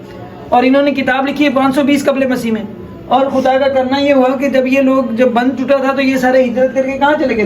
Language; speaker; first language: Urdu; native; Urdu